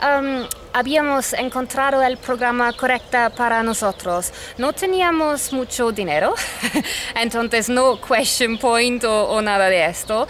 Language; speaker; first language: Spanish; non-native, fluent; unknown